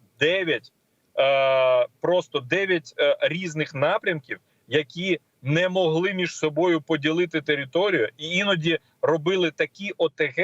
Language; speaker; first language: Ukrainian; non-native, local second language; Russian